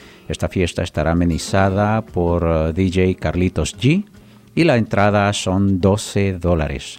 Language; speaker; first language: Spanish; native; Spanish